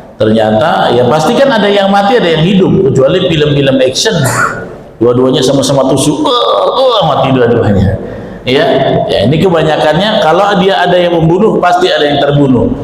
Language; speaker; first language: Indonesian; native; Indonesian